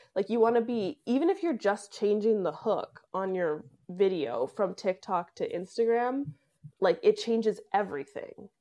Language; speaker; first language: English; native; English